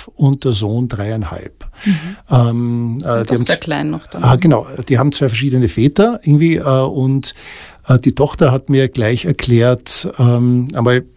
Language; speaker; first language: German; native; German